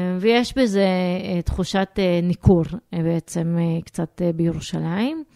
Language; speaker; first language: Hebrew; non-native, local second language; Arabic